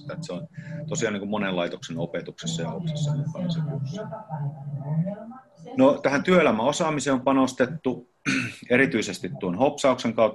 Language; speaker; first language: Finnish; native; Finnish